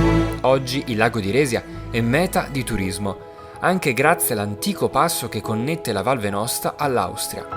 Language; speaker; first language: Italian; native; Italian